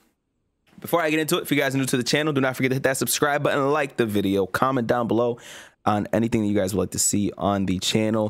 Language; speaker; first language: English; native; English